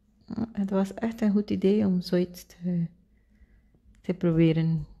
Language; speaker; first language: Dutch; non-native, fluent; Spanish